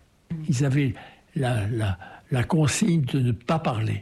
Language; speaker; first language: French; native; French